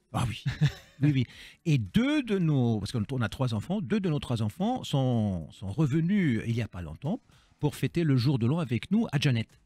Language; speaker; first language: French; non-native, fluent; German